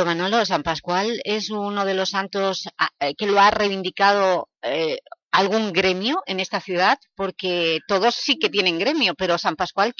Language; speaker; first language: Spanish; native; Spanish